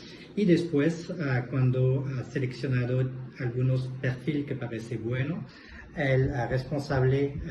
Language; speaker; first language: Spanish; non-native, fluent; French